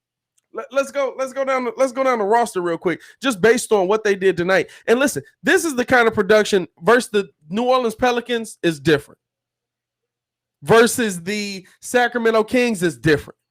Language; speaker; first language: English; native; English